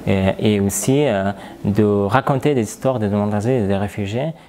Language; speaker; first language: French; non-native, learner; Persian